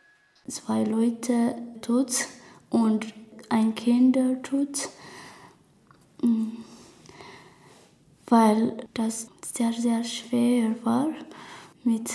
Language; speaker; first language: German; non-native, learner; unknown